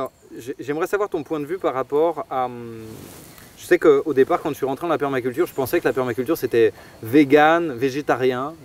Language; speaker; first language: French; native; French